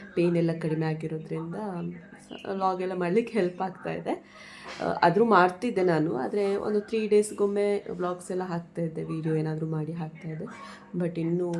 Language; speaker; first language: Kannada; non-native, local second language; Tulu